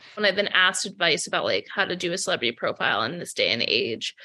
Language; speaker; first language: English; native; English